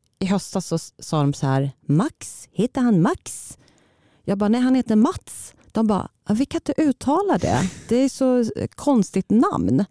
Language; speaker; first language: Swedish; early bilingual, other home language; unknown